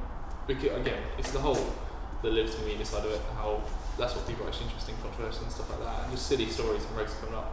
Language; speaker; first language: English; native; English